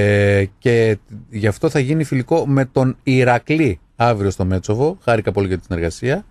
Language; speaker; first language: Greek; native; Greek